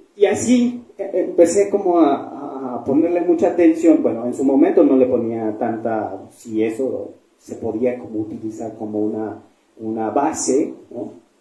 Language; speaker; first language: Spanish; non-native, local second language; Tzeltal